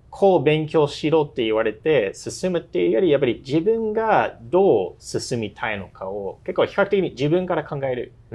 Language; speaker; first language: Japanese; non-native, fluent; English